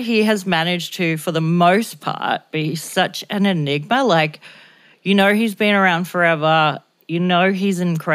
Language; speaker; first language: English; native; English